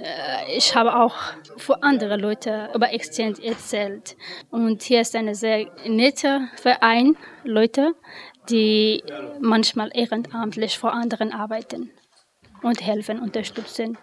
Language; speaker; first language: German; non-native, learner; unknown